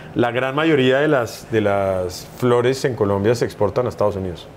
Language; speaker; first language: Spanish; native; Spanish